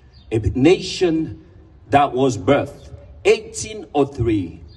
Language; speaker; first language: English; non-native, fluent; Haitian Creole